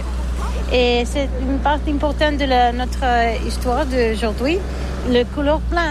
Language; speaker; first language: French; non-native, learner; Catalan